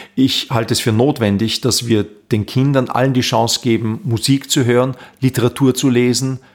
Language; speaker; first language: German; native; German